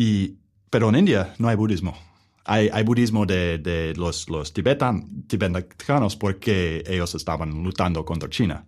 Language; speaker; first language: Spanish; non-native, learner; English